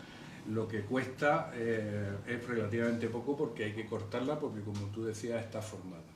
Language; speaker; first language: Spanish; native; Spanish